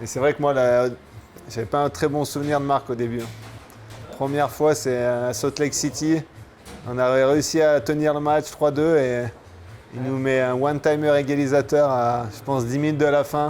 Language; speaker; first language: French; native; French